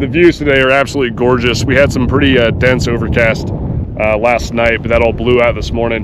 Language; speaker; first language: English; native; English